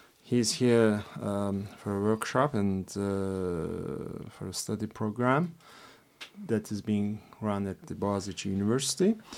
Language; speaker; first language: English; non-native, fluent; Turkish